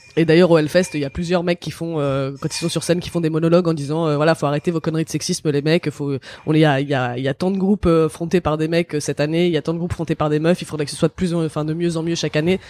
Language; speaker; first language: French; native; French